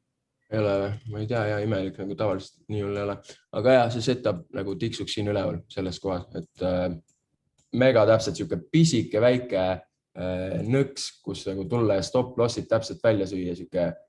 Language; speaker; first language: Estonian; native; Estonian